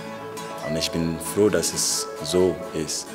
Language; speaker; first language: German; non-native, local second language; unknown